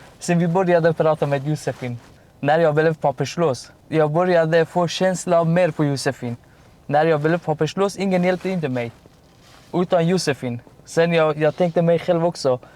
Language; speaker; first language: Swedish; non-native, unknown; Persian